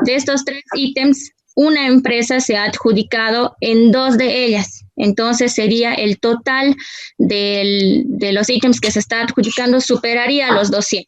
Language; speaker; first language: Spanish; native; Spanish